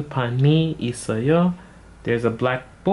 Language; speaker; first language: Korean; non-native, learner; English